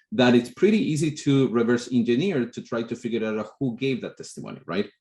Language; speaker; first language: English; non-native, fluent; Spanish